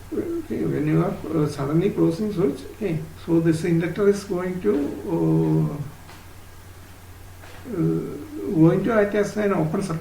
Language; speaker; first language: English; non-native, local second language; Malayalam